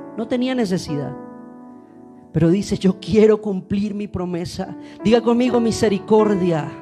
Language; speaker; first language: Spanish; native; Spanish